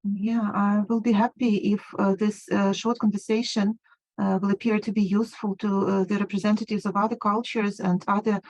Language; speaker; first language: English; non-native, fluent; Ukrainian